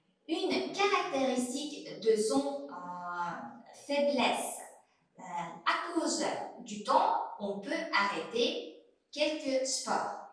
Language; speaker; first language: French; non-native, fluent; Uzbek